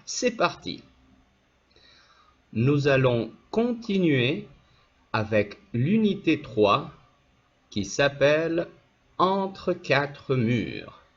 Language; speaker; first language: French; non-native, fluent; Spanish